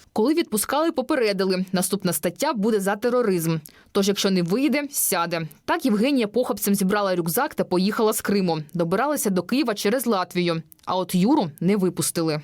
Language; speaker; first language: Ukrainian; native; Ukrainian